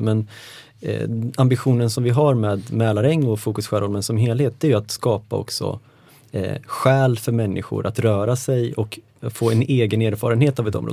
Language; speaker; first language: Swedish; native; Swedish